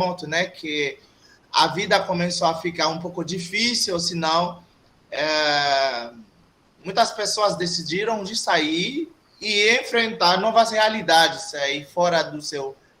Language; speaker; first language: Portuguese; non-native, fluent; Haitian Creole